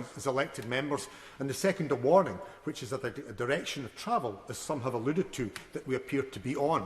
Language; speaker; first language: English; native; English